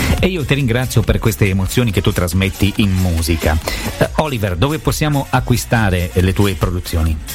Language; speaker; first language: Italian; native; Italian